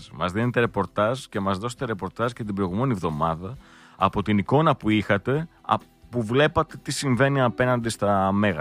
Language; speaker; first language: Greek; native; Greek